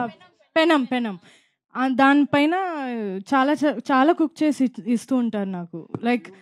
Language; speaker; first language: Telugu; non-native, fluent; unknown